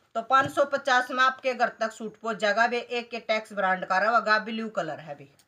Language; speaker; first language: Hindi; native; Hindi